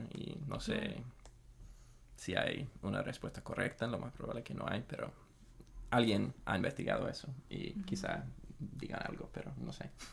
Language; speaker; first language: Spanish; non-native, fluent; English